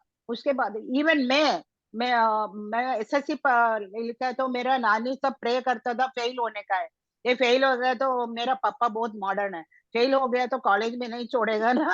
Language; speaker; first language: Hindi; non-native, local second language; Tamil